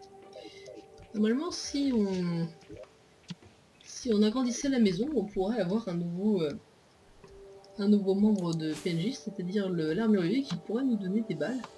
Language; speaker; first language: French; native; French